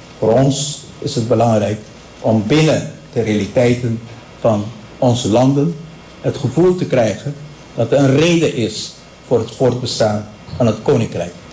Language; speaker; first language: Dutch; non-native, local second language; Papiamento